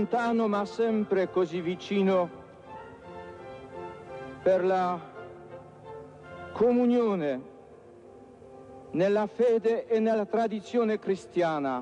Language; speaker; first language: Italian; non-native, fluent; Polish